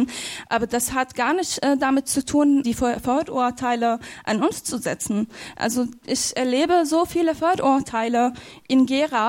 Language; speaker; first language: German; non-native, fluent; Arabic